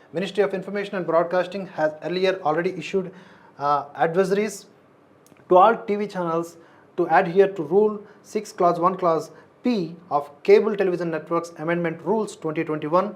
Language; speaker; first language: English; non-native, local second language; Telugu